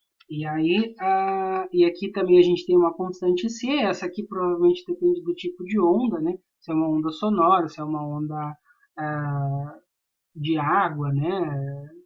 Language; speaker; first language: Portuguese; native; Portuguese